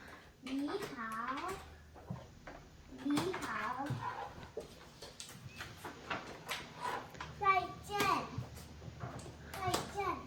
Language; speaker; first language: Chinese; non-native, learner; Korean